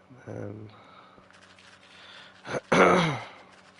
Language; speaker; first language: English; native; English